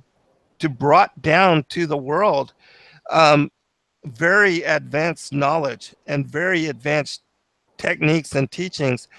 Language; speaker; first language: English; native; English